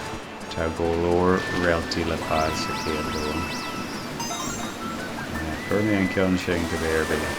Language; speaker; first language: Irish; non-native, local second language; English